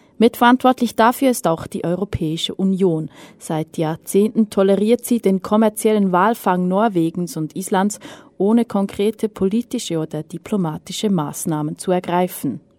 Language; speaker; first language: German; native; German